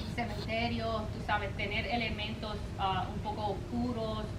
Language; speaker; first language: Spanish; early bilingual, heritage; Spanish